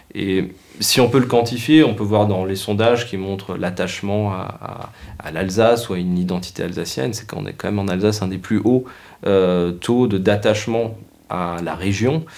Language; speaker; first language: French; native; French